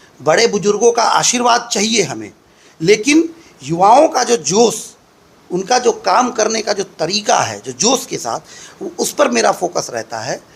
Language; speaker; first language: Hindi; native; Hindi